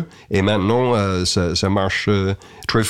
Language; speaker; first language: French; non-native, fluent; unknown